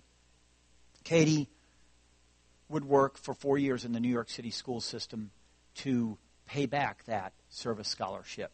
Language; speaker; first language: English; native; English